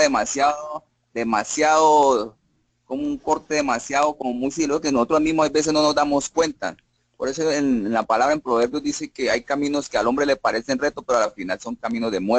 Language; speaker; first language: Spanish; native; Spanish